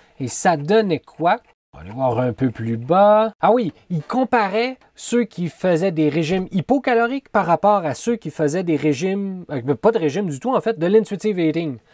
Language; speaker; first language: French; native; French